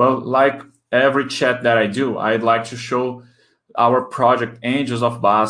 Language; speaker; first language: English; non-native, fluent; Portuguese